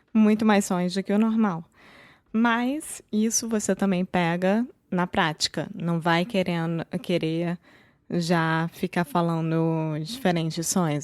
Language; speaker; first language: Portuguese; native; Portuguese